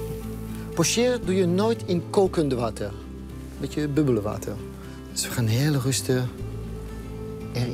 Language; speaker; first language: Dutch; non-native, fluent; French